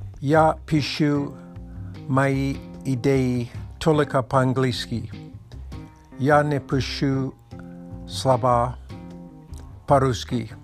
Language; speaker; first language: Russian; non-native, learner; English